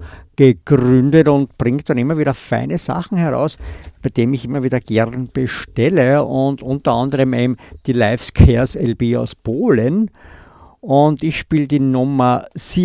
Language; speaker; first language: German; native; German